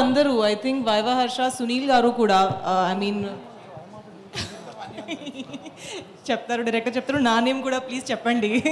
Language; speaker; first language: Telugu; non-native, fluent; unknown